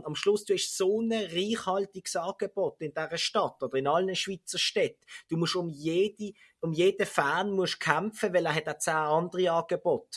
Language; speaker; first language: German; native; German